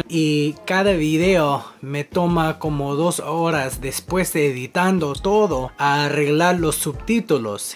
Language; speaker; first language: Spanish; non-native, learner; English